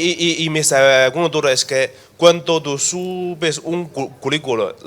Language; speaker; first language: Spanish; non-native, learner; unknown